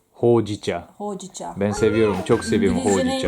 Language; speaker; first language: Turkish; non-native, fluent; Japanese